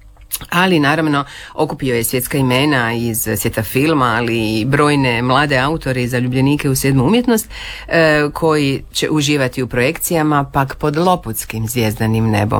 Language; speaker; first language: Serbian; native; Serbian